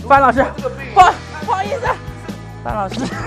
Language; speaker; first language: Chinese; non-native, local second language; Cantonese